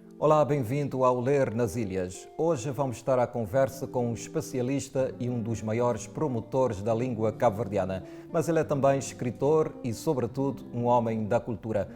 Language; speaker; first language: Portuguese; non-native, local second language; Kabuverdianu